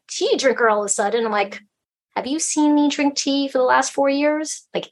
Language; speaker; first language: English; early bilingual, other home language; Cantonese